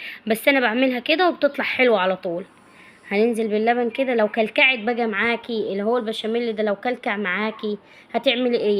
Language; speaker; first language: Arabic; native; Arabic